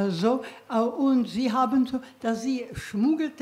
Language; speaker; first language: German; non-native, learner; Czech